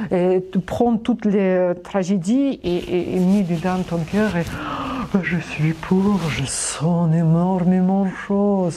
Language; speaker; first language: French; non-native, learner; Russian